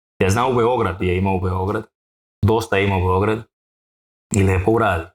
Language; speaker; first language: Bosnian; non-native, learner; Spanish